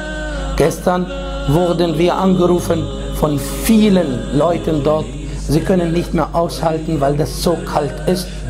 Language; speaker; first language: German; non-native, fluent; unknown